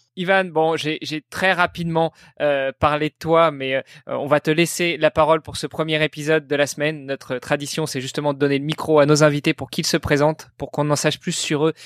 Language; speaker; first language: French; non-native, fluent; Italian